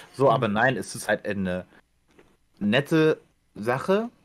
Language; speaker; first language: German; early bilingual, other home language; Ukrainian